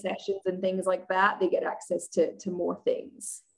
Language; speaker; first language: English; native; English